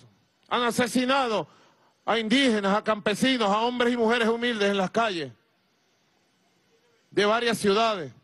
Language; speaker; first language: Spanish; native; Spanish